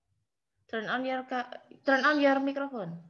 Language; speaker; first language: English; non-native, learner; Indonesian